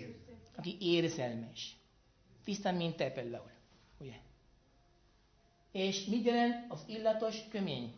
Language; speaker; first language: Hungarian; non-native, fluent; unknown